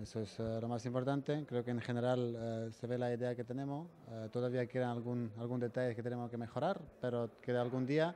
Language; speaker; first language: Spanish; non-native, fluent; Croatian